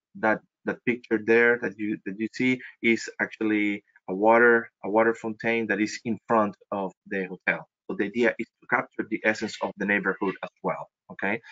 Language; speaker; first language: English; non-native, fluent; Spanish